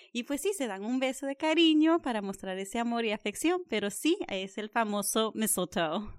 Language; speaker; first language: Spanish; early bilingual, heritage; Spanish